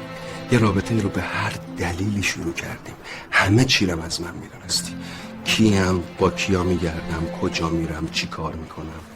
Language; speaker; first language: Persian; native; Persian